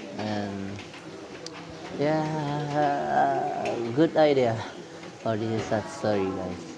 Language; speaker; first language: English; non-native, learner; Indonesian